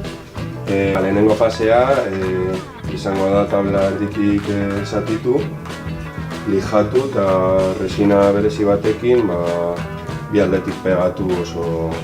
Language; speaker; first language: Basque; non-native, local second language; Spanish